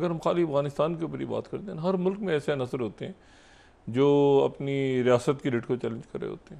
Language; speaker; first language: Urdu; native; Urdu